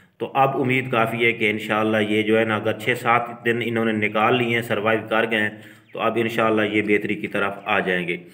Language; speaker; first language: Urdu; non-native, local second language; Punjabi